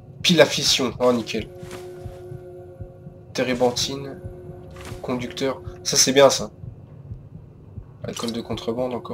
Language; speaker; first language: French; native; French